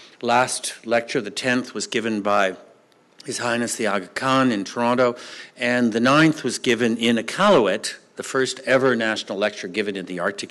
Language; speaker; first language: English; native; English